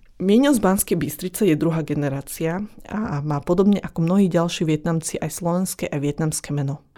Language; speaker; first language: Slovak; early bilingual, other home language; Vietnamese